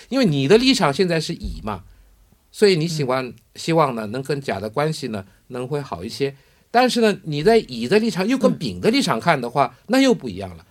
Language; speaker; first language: Chinese; non-native, fluent; Korean